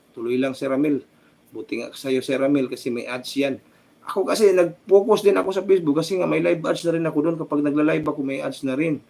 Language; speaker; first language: Filipino; native; Filipino